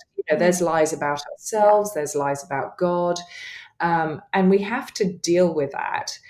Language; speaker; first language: English; native; English